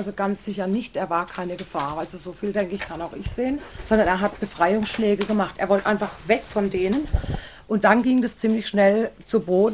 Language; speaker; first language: German; native; German